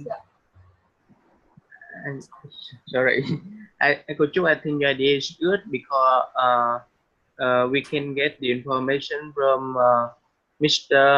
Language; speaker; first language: English; non-native, learner; Vietnamese